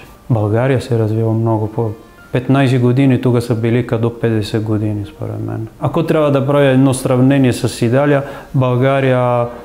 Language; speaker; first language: Bulgarian; non-native, fluent; Italian